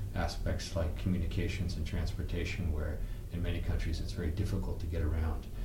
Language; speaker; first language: English; native; English